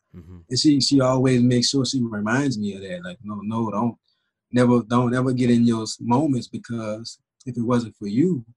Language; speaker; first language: English; native; English